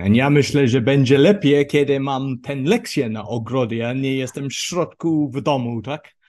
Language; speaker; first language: Polish; non-native, learner; English